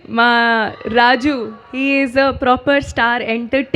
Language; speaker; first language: Telugu; non-native, learner; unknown